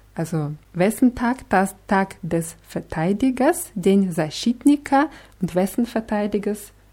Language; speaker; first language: German; non-native, fluent; Russian